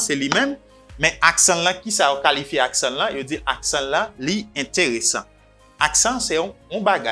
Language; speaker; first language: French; non-native, local second language; Haitian Creole